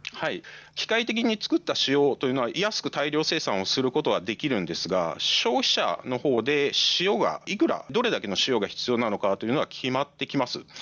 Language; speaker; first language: Japanese; native; Japanese